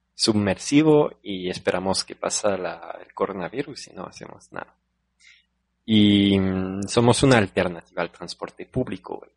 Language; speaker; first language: Spanish; non-native, fluent; French